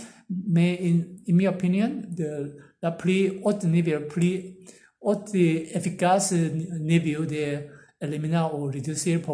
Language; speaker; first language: French; non-native, learner; Korean